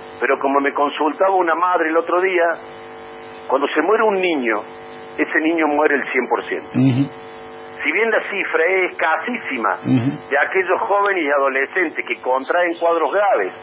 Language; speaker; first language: Spanish; native; Spanish